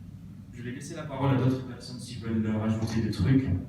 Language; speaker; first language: French; native; French